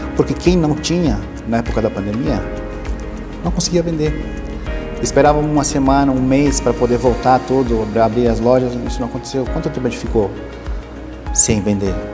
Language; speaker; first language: Portuguese; early bilingual, other home language; Spanish